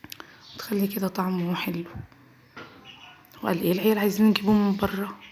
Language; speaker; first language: Arabic; native; Arabic